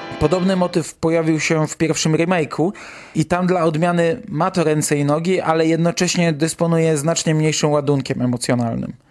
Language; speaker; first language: Polish; native; Polish